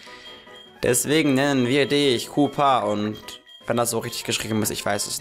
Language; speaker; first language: German; native; German